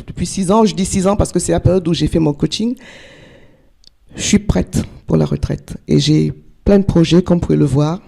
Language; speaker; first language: French; native; French